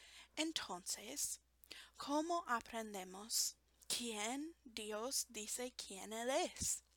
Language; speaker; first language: Spanish; non-native, fluent; English